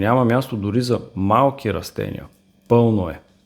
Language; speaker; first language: Bulgarian; native; Bulgarian